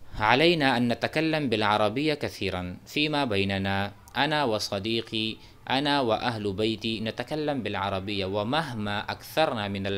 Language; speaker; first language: Arabic; non-native, fluent; Urdu